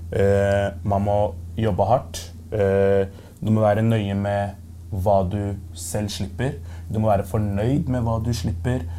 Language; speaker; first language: Norwegian; early bilingual, other home language; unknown